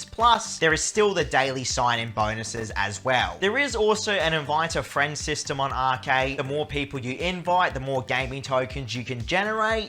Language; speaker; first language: English; native; English